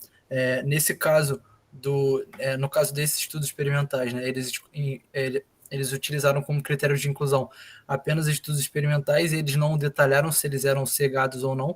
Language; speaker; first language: Portuguese; native; Portuguese